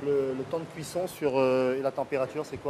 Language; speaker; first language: French; native; French